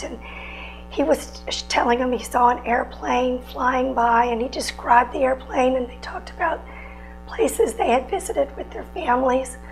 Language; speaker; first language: English; native; English